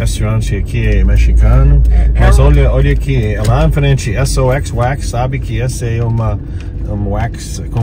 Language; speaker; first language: Portuguese; non-native, learner; English